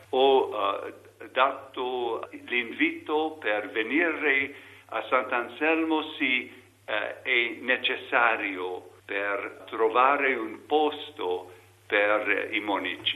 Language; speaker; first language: Italian; non-native, learner; English